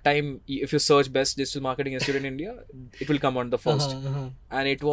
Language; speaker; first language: English; non-native, local second language; Odia